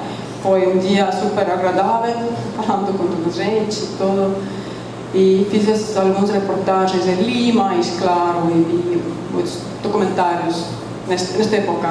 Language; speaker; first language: Portuguese; non-native, fluent; Estonian